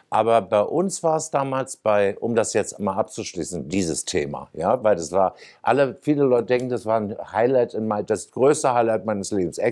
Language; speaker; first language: German; native; German